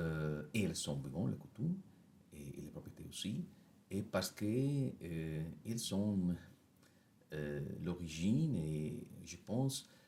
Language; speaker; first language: French; non-native, fluent; Italian